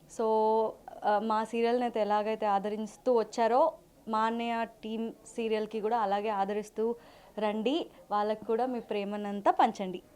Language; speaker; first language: Telugu; native; Telugu